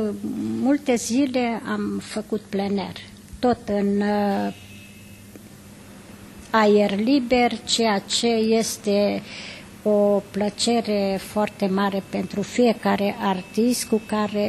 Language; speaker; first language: Romanian; non-native, local second language; Hungarian